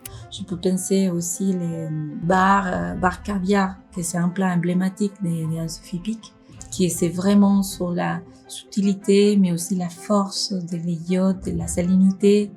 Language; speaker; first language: French; non-native, fluent; Spanish